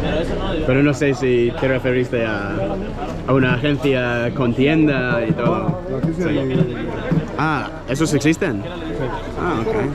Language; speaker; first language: Spanish; non-native, learner; English